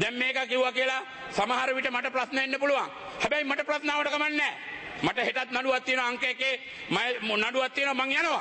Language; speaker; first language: Sinhala; native; Sinhala